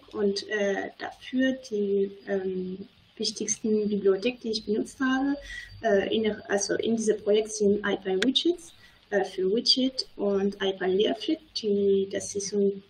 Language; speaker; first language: German; non-native, fluent; French